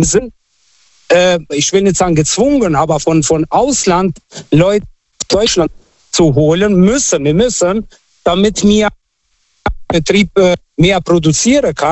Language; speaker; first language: German; non-native, fluent; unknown